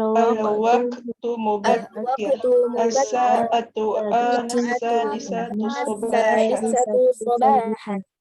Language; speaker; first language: Arabic; non-native, learner; Indonesian